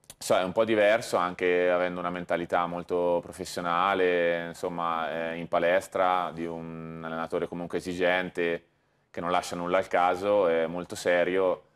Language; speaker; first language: Italian; native; Italian